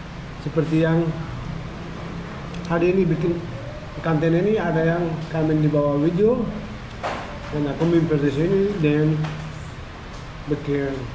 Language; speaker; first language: Indonesian; non-native, learner; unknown